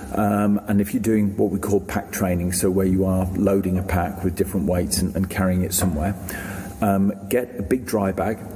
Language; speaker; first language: English; native; English